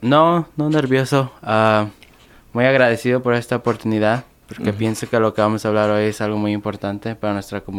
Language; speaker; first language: Spanish; early bilingual, other home language; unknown